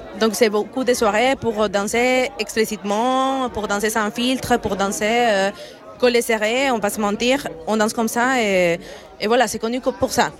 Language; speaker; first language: French; non-native, fluent; Spanish